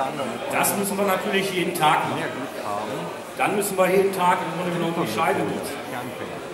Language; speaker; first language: German; native; German